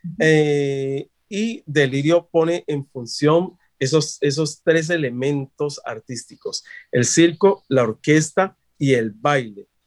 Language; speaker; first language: Spanish; native; Spanish